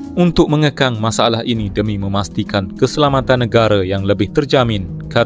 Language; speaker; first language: Malay; native; Malay